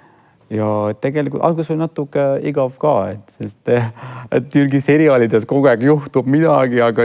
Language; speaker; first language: Estonian; non-native, fluent; Kurdish